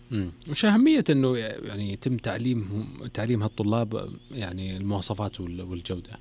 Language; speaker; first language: Arabic; native; Arabic